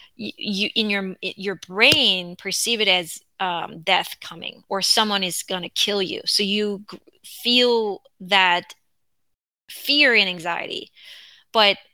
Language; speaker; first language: English; non-native, fluent; Korean